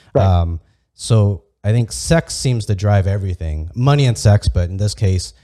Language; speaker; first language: English; native; English